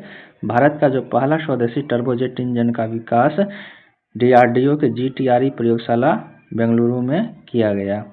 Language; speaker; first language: Hindi; native; Hindi